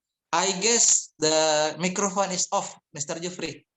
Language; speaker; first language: English; non-native, fluent; Indonesian